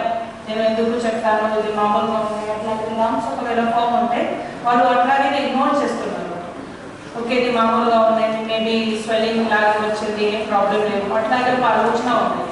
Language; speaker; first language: Telugu; non-native, local second language; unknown